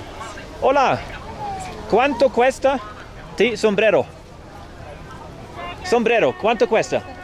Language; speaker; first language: Spanish; non-native, learner; English